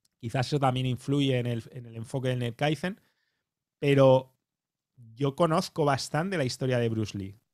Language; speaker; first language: Spanish; native; Spanish